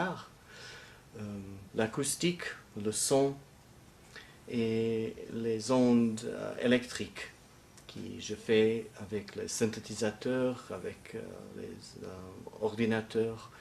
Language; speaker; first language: French; non-native, fluent; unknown